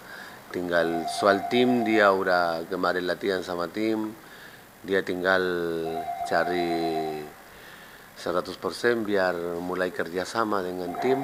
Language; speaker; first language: Indonesian; non-native, fluent; Spanish